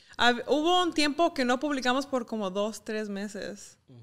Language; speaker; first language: Spanish; early bilingual, heritage; Spanish